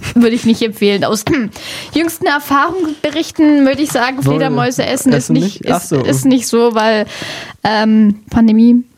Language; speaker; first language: German; native; German